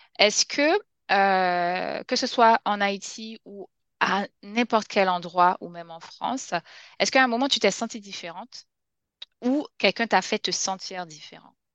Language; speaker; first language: French; non-native, local second language; Haitian Creole